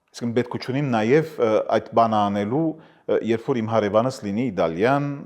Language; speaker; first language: Armenian; early bilingual, heritage; Armenian